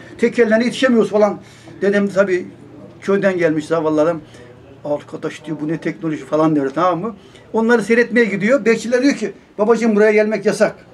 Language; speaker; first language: Turkish; native; Turkish